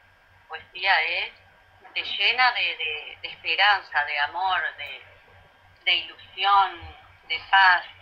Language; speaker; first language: Spanish; native; Spanish